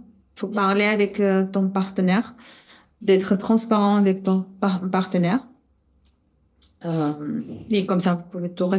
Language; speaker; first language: French; non-native, fluent; Russian